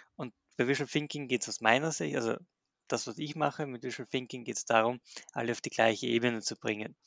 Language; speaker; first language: German; native; German